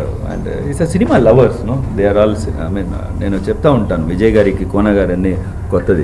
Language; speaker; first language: Telugu; non-native, local second language; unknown